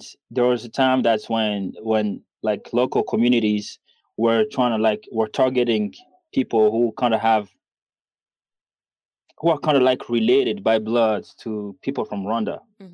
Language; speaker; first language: English; non-native, fluent; Kinyarwanda